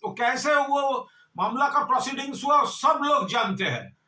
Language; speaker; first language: Hindi; non-native, local second language; Bangla